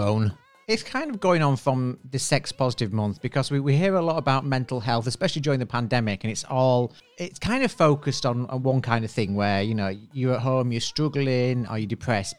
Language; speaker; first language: English; native; English